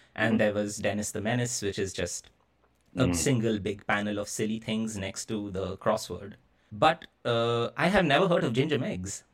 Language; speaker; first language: English; non-native, local second language; Bangla